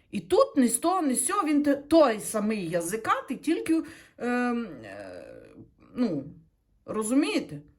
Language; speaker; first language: Ukrainian; non-native, local second language; Russian